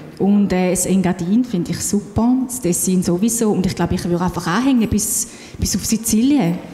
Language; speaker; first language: German; native; German